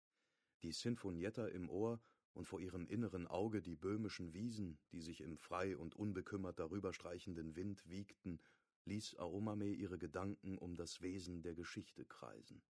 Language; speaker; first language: German; native; German